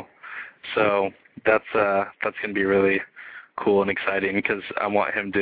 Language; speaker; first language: English; native; English